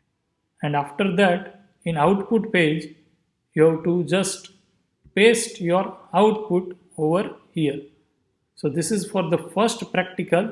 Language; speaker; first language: English; non-native, local second language; Gujarati